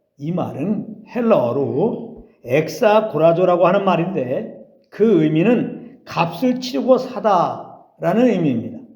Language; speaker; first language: Korean; native; Korean